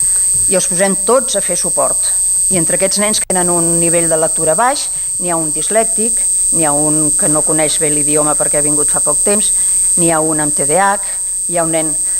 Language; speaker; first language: Catalan; native; Catalan